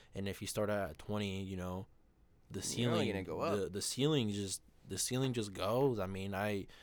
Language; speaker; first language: English; non-native, fluent; Spanish